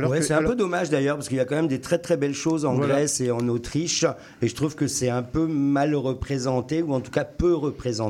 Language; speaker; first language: French; native; French